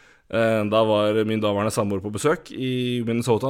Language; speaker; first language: Norwegian; native; Norwegian